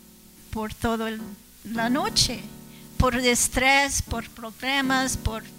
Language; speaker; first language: Spanish; early bilingual, heritage; English